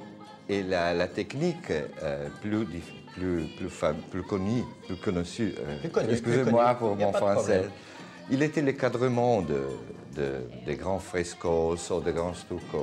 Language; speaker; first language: French; non-native, learner; Italian